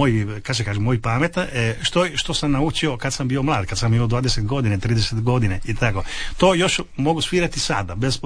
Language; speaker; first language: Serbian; early bilingual, heritage; Italian